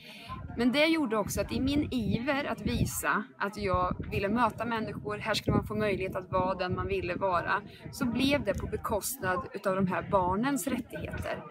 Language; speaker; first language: Swedish; native; Swedish